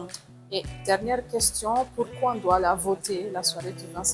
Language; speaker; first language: French; native; French